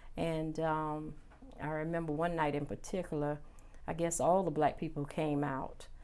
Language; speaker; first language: English; native; English